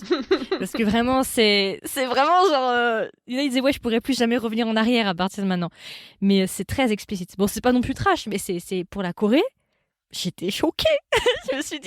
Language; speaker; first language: French; native; French